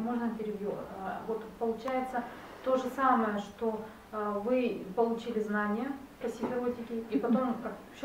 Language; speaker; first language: Russian; native; Russian